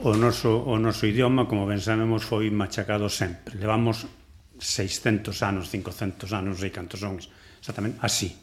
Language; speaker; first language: Galician; native; Galician